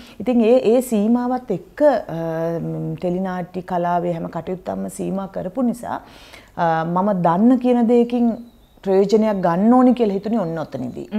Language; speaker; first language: Sinhala; native; Sinhala